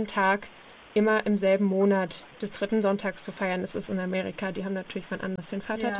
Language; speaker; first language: German; native; German